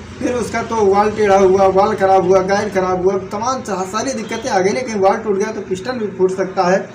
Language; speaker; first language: Hindi; native; Hindi